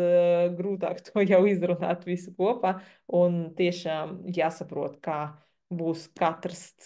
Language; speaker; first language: Latvian; non-native, fluent; Chinese